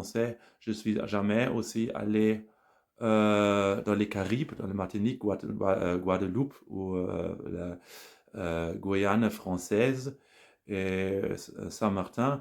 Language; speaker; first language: French; non-native, learner; German